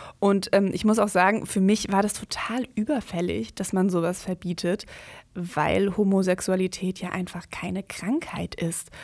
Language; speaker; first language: German; native; German